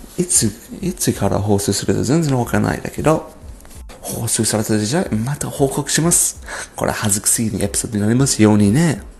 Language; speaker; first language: Japanese; non-native, learner; English